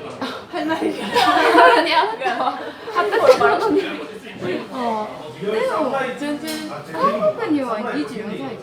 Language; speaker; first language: Japanese; non-native, learner; Korean